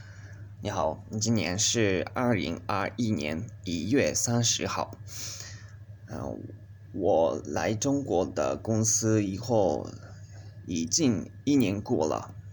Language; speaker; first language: Chinese; non-native, learner; Japanese